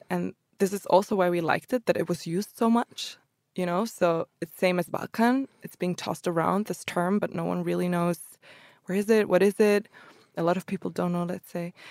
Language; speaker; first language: English; early bilingual, other home language; Croatian